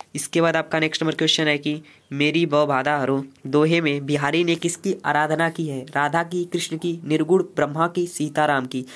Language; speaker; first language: Hindi; native; Hindi